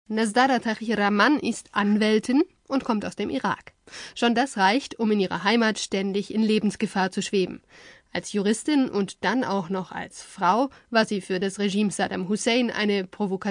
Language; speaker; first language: German; native; German